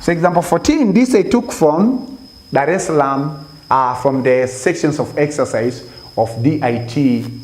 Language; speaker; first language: English; non-native, local second language; Swahili